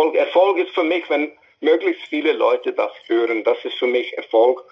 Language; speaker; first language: German; non-native, fluent; English